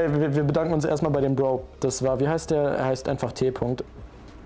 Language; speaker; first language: German; native; German